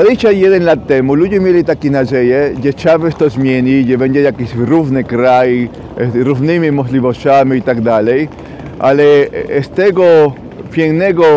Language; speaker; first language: Polish; non-native, fluent; Spanish